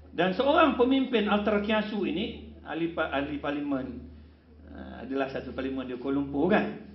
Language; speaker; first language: Malay; non-native, local second language; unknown